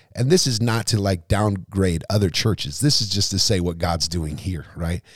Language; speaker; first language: English; native; English